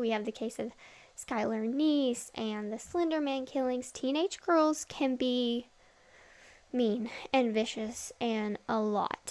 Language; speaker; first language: English; native; English